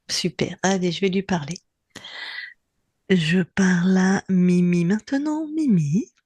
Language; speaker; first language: French; native; French